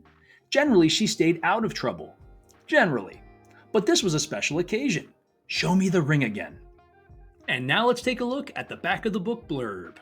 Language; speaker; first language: English; native; English